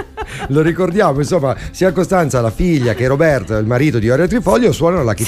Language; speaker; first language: Italian; native; Italian